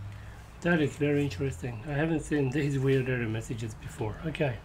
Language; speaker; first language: English; native; English